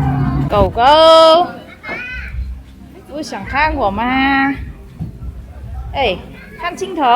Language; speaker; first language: Chinese; non-native, learner; Vietnamese